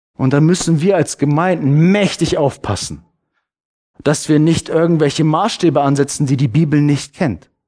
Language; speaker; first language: German; early bilingual, other home language; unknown